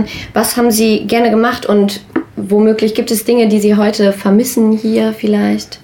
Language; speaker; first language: German; native; German